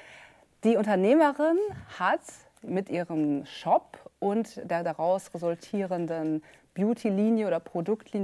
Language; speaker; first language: German; native; German